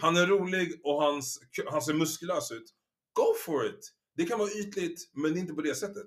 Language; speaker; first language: Swedish; native; Swedish